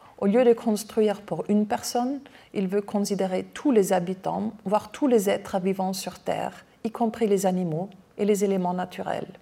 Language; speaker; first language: French; non-native, fluent; German